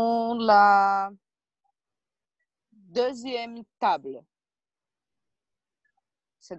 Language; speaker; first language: French; non-native, learner; Portuguese